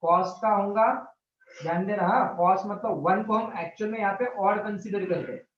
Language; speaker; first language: Hindi; non-native, local second language; Marathi